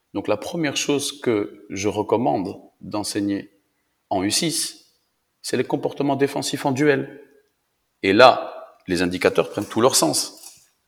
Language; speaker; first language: French; native; French